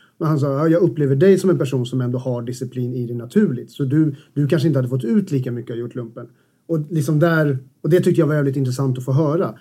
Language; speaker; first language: Swedish; native; Swedish